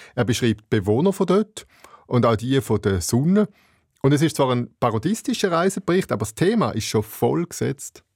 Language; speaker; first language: German; native; German